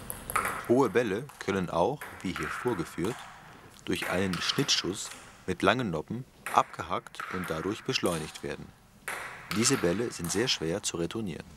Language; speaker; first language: German; native; German